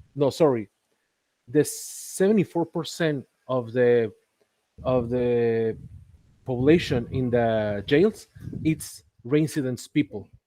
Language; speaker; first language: English; non-native, learner; Spanish